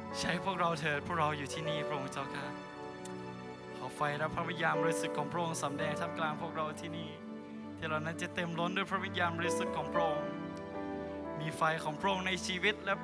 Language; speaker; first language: Thai; native; Thai